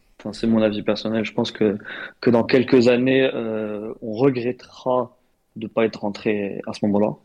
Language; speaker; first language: French; non-native, local second language; Arabic